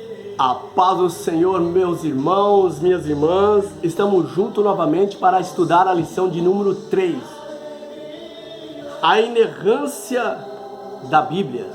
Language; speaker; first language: Portuguese; native; Portuguese